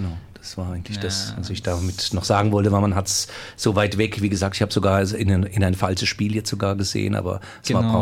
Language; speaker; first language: German; native; German